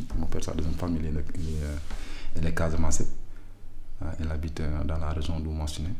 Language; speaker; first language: French; non-native, local second language; Wolof